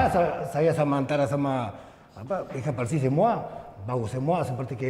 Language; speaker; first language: Indonesian; non-native, learner; Spanish